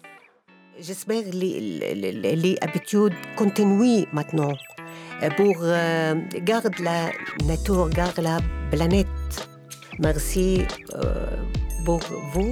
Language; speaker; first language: French; non-native, learner; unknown